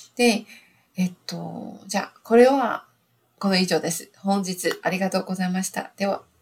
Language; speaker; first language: Japanese; non-native, learner; Chinese